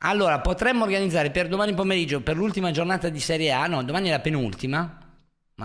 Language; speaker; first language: Italian; native; Italian